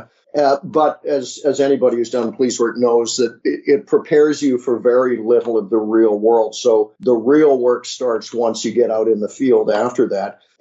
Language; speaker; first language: English; native; English